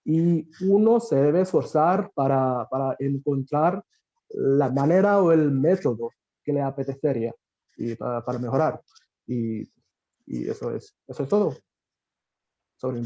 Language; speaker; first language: Spanish; non-native, fluent; Bangla